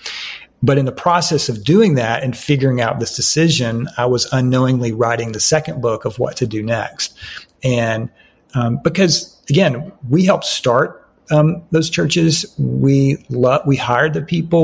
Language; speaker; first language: English; native; English